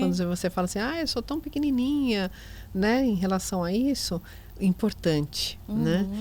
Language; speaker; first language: Portuguese; native; Portuguese